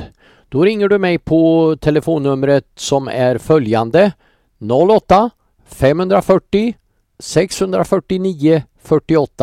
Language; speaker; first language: Swedish; native; Swedish